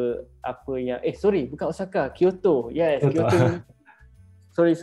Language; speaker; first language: Malay; native; Malay